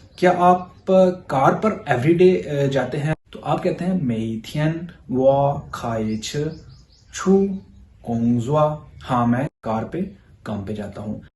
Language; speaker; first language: Urdu; native; Urdu